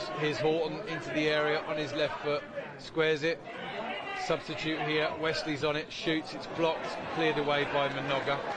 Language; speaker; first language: English; native; English